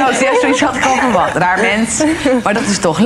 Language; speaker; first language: Dutch; native; Dutch